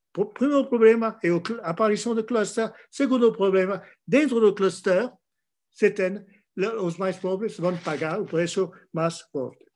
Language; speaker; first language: Portuguese; non-native, fluent; French